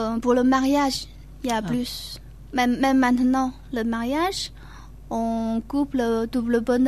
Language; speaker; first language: French; non-native, learner; Chinese